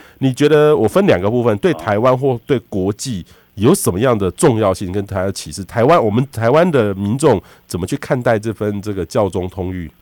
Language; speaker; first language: Chinese; native; Chinese